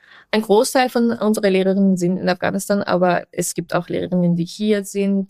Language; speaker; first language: German; non-native, fluent; Persian